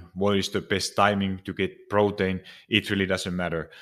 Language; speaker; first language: English; non-native, fluent; Finnish